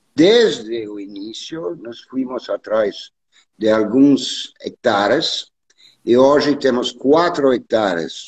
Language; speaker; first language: Portuguese; non-native, learner; French